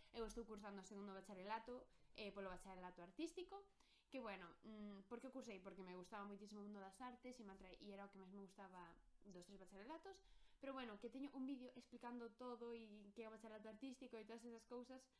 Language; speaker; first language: Galician; non-native, local second language; Spanish